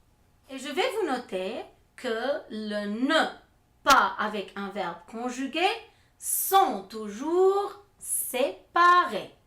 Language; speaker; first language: French; non-native, fluent; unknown